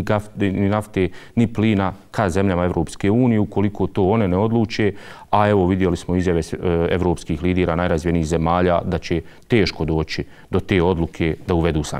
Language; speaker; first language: Serbian; native; Serbian